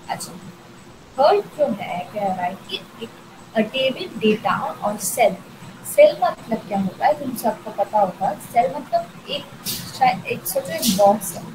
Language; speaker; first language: Hindi; non-native, local second language; Bangla